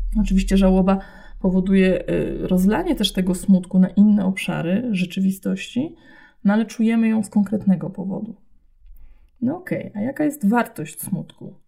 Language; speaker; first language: Polish; native; Polish